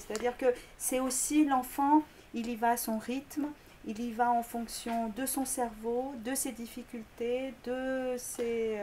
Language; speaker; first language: French; non-native, fluent; Korean